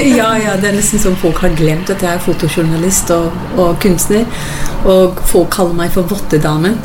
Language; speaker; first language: Norwegian; non-native, fluent; English